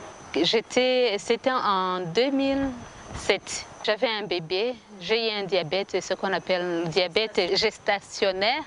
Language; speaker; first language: French; non-native, local second language; Kinyarwanda